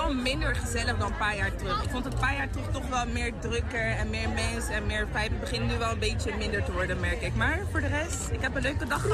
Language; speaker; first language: Dutch; native; Dutch